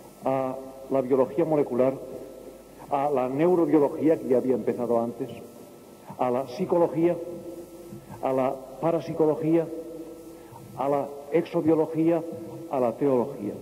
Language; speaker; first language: Spanish; native; Spanish